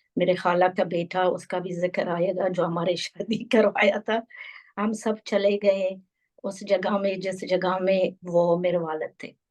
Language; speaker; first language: Urdu; non-native, fluent; Persian